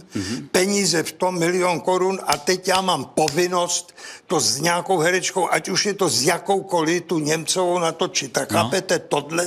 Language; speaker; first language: Czech; native; Czech